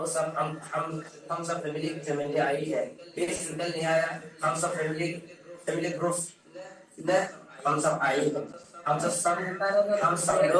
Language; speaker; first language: Hindi; non-native, learner; Rohingya